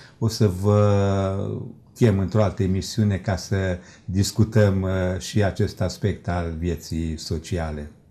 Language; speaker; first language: Romanian; native; Romanian